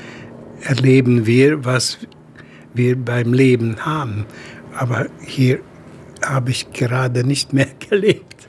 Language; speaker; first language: German; non-native, fluent; Hungarian